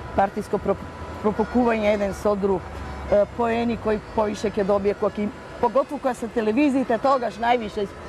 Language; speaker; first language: Macedonian; non-native, local second language; Romany